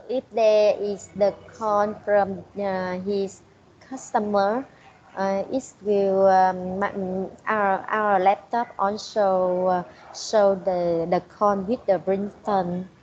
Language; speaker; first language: English; non-native, learner; Vietnamese